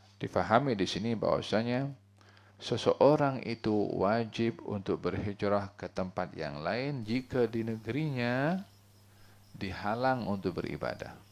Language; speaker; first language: Malay; native; Malay